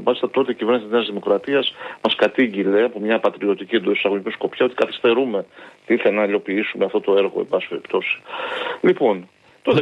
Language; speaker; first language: Greek; native; Greek